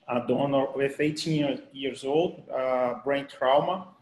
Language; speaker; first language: English; non-native, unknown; Portuguese